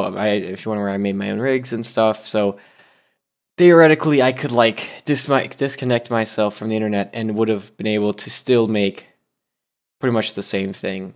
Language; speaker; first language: English; native; English